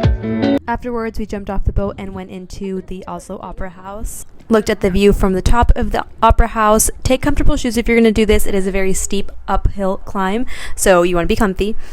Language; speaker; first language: English; native; English